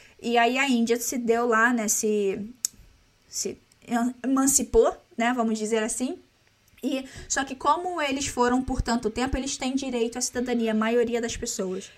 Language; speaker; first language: Portuguese; native; Portuguese